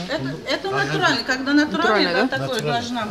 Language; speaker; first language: Russian; non-native, learner; Turkish